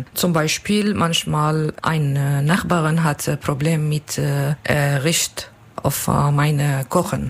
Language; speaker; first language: German; non-native, learner; Kurdish